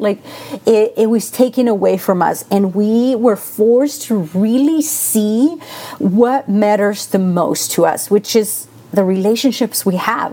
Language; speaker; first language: English; non-native, fluent; Spanish